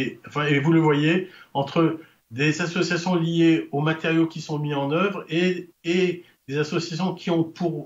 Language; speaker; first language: French; native; French